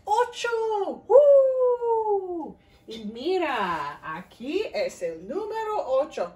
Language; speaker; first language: Spanish; non-native, fluent; English